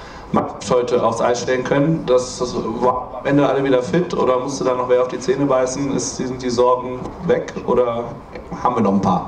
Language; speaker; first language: German; native; German